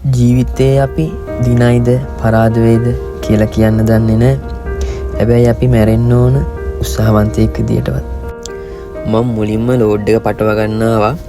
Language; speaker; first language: Sinhala; native; Sinhala